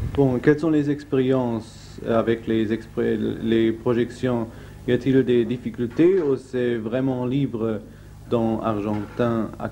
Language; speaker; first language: French; non-native, learner; German